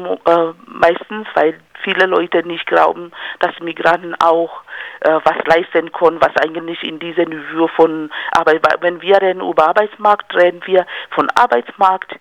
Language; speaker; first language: German; non-native, fluent; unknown